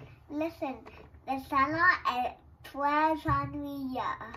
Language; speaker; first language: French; non-native, learner; English